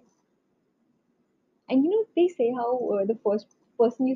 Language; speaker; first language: English; non-native, local second language; Hindi